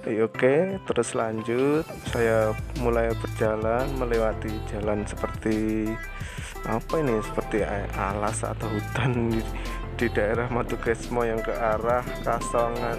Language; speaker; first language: Indonesian; non-native, local second language; Javanese